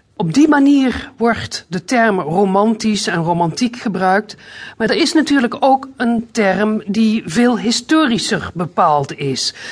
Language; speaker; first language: Dutch; native; Dutch